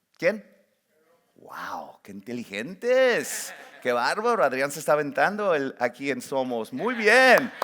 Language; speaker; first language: Spanish; early bilingual, heritage; Spanish